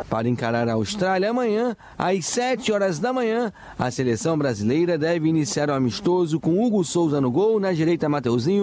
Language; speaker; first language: Portuguese; native; Portuguese